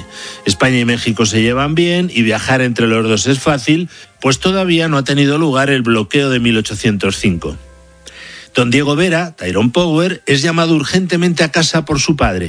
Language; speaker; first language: Spanish; native; Spanish